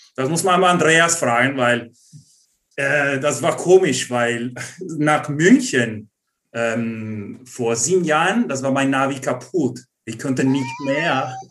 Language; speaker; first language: German; non-native, fluent; Italian